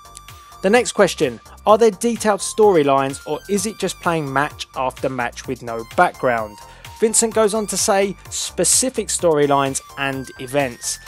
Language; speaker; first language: English; native; English